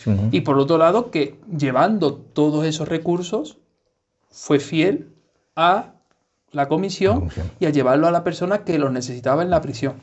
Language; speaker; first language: Spanish; native; Spanish